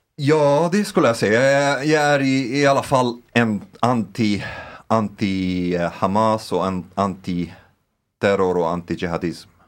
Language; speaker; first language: Swedish; non-native, fluent; Arabic